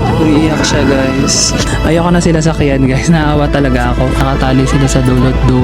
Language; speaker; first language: Filipino; native; Filipino